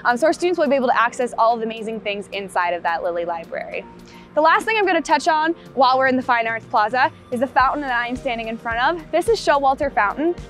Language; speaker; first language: English; native; English